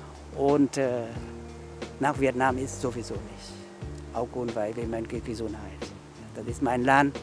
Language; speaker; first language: German; non-native, learner; Vietnamese